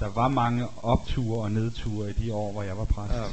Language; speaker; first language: Danish; native; Danish